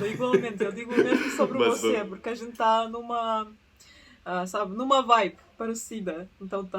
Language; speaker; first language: Portuguese; early bilingual, other home language; Russian